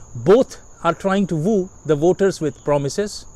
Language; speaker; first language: English; non-native, local second language; Hindi